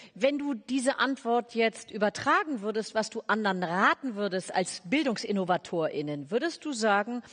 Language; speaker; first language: German; native; German